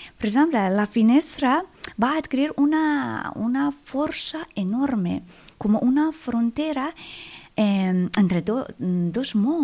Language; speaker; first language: Catalan; non-native, fluent; Persian